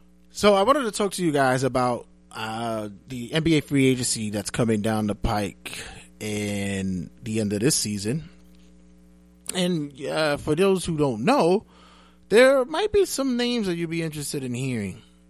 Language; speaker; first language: English; native; English